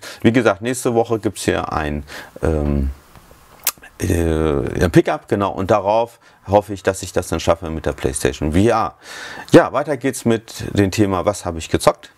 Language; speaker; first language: German; native; German